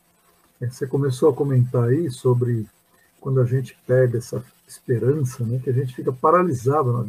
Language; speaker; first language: Portuguese; native; Portuguese